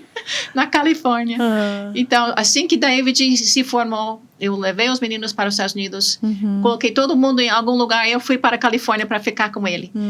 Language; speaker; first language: Portuguese; non-native, fluent; English